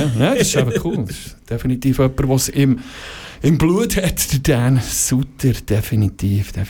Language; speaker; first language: German; native; German